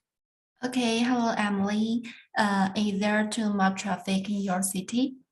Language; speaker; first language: English; non-native, learner; Chinese